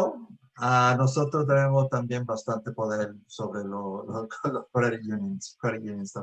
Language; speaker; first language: Spanish; early bilingual, heritage; Spanish